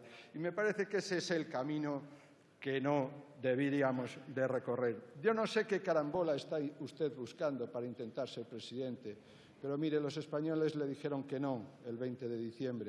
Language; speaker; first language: Spanish; native; Spanish